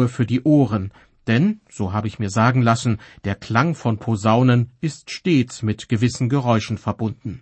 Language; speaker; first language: German; native; German